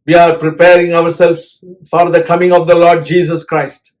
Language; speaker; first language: English; non-native, local second language; Tamil